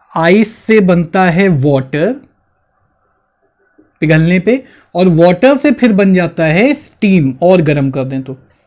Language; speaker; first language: Hindi; native; Hindi